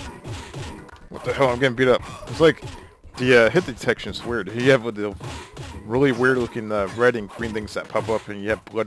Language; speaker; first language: English; native; English